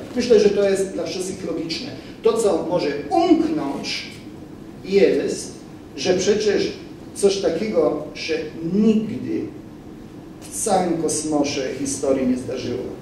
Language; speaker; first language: Polish; non-native, fluent; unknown